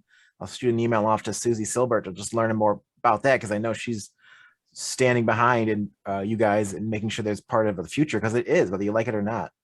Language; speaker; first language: English; native; English